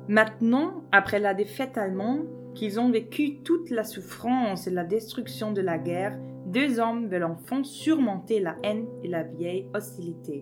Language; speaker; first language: French; non-native, fluent; German